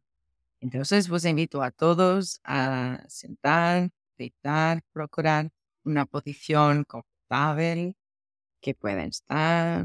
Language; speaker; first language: Spanish; non-native, fluent; Portuguese